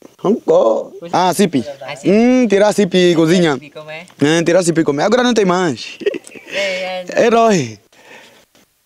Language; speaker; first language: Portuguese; non-native, learner; Vietnamese